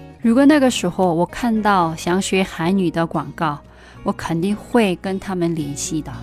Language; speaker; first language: Chinese; non-native, fluent; Korean